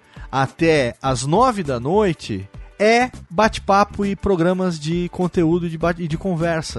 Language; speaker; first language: Portuguese; native; Portuguese